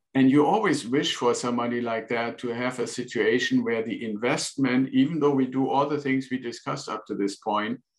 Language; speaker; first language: English; non-native, fluent; German